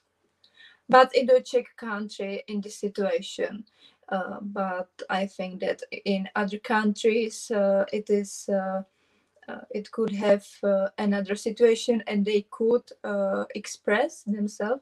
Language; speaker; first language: English; non-native, learner; Czech